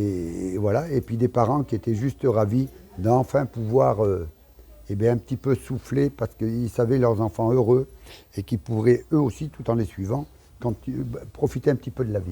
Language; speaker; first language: French; native; French